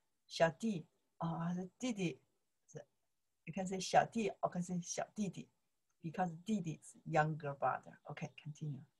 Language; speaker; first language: English; non-native, learner; Chinese